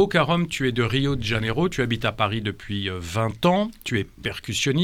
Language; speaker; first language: French; native; French